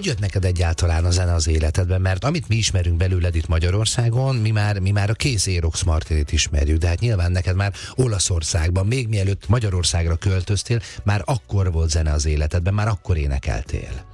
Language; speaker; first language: Hungarian; native; Hungarian